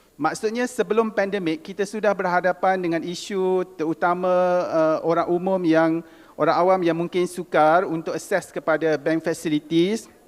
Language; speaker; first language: Malay; native; Malay